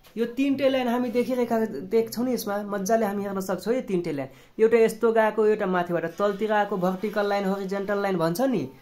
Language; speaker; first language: Nepali; non-native, local second language; Maithili